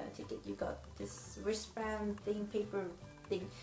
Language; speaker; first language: English; non-native, fluent; Swedish